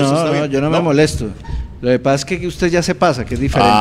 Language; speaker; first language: Spanish; native; Spanish